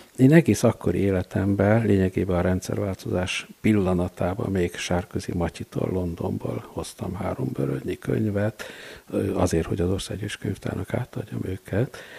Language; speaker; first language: Hungarian; native; Hungarian